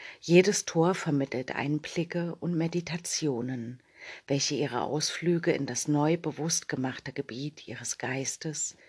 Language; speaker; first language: German; native; German